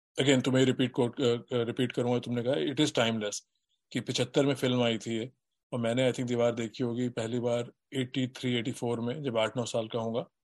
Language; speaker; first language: Hindi; native; Hindi